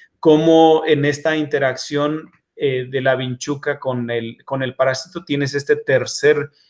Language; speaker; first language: Spanish; native; Spanish